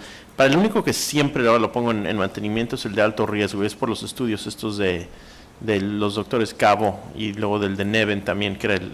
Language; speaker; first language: Spanish; native; Spanish